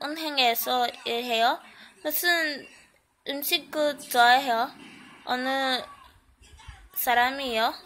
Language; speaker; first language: Korean; non-native, learner; English